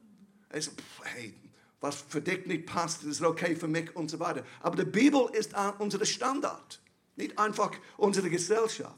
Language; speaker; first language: German; non-native, fluent; English